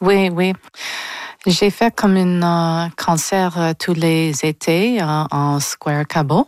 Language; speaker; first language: French; non-native, local second language; English